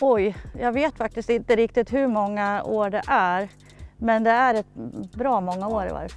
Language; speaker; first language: Swedish; native; Swedish